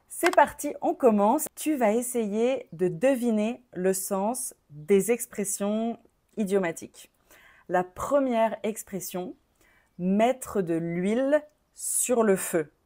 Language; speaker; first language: French; native; French